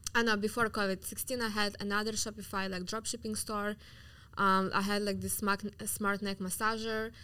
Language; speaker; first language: English; non-native, fluent; Russian